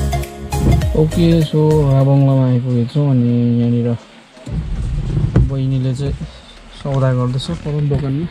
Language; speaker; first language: Nepali; native; Nepali